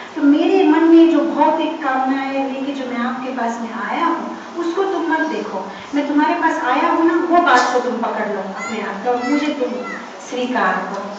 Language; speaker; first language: Hindi; non-native, local second language; Telugu